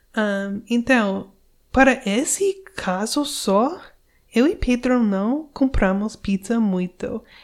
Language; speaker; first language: Portuguese; non-native, learner; English